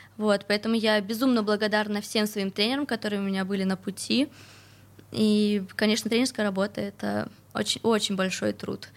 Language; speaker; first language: Russian; native; Russian